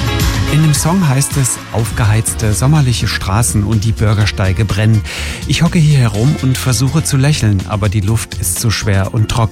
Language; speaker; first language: German; native; German